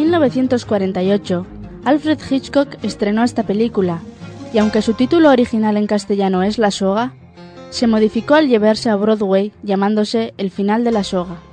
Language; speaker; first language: Spanish; native; Spanish